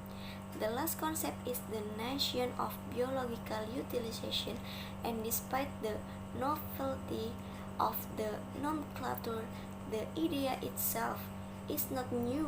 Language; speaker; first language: English; non-native, learner; Indonesian